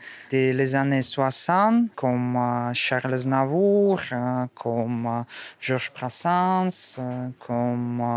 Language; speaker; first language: French; non-native, learner; Russian